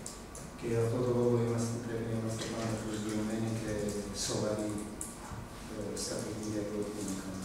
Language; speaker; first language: Greek; non-native, fluent; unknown